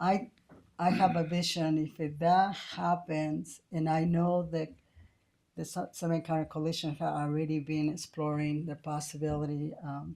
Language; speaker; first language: English; non-native, fluent; Spanish